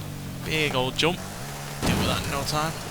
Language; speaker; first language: English; native; English